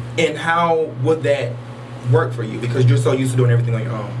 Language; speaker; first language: English; native; English